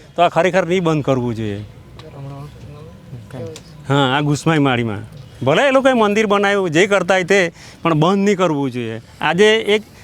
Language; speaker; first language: Gujarati; non-native, local second language; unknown